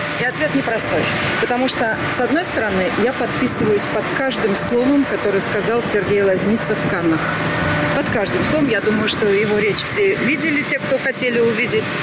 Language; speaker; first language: Russian; native; Russian